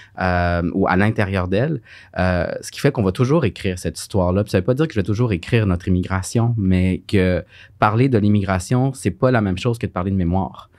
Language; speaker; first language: French; early bilingual, other home language; Spanish